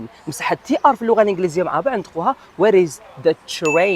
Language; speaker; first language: Arabic; native; Arabic